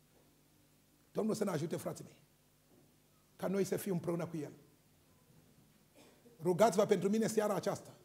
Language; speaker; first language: Romanian; non-native, learner; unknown